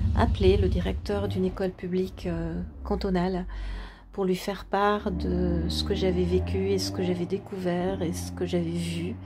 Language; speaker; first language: French; native; French